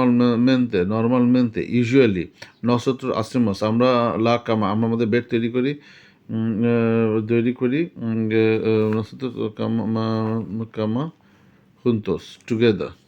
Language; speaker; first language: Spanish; non-native, fluent; Bangla